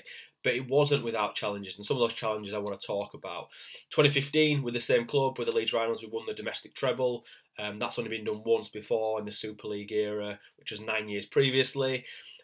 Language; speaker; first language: English; native; English